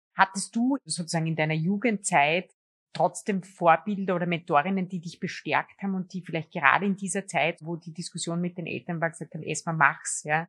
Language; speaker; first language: German; native; German